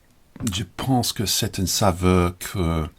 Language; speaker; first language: French; non-native, learner; English